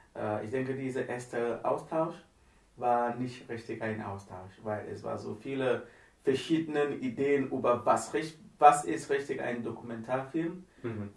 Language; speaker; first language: German; non-native, fluent; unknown